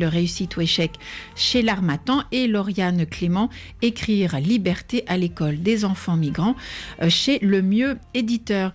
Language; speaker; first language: French; native; French